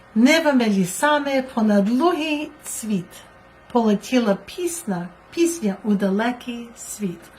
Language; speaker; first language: Ukrainian; early bilingual, heritage; Ukrainian